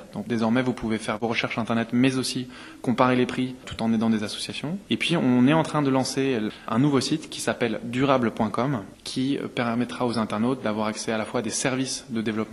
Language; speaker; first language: French; native; French